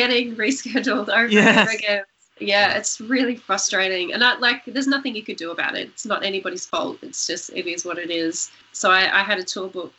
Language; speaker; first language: English; native; English